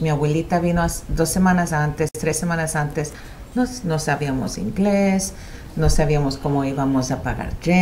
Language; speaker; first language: Spanish; early bilingual, heritage; Spanish